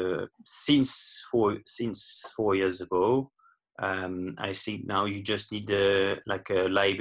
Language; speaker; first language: English; non-native, fluent; French